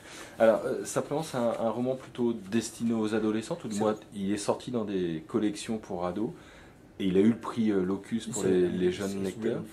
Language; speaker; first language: French; native; French